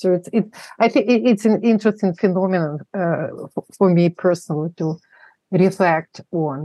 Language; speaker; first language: English; non-native, fluent; Russian